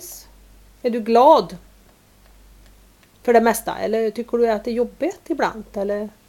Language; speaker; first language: Swedish; native; Swedish